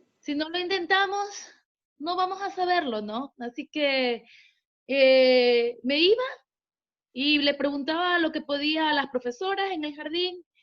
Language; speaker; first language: Spanish; native; Spanish